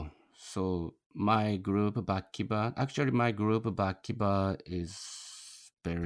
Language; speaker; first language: English; non-native, learner; Japanese